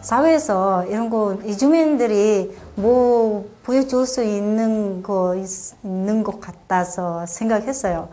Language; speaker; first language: Korean; non-native, fluent; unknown